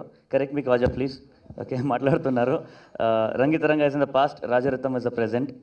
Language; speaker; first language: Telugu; non-native, learner; Kannada